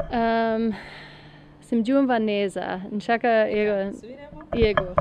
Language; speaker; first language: Kinyarwanda; non-native, learner; English